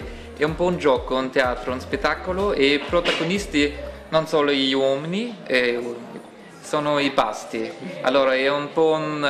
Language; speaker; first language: Italian; non-native, learner; German